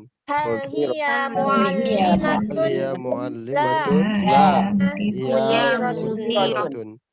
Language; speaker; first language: Arabic; non-native, learner; Indonesian